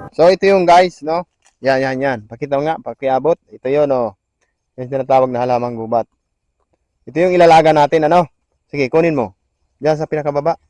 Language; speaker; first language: Filipino; non-native, local second language; Bikol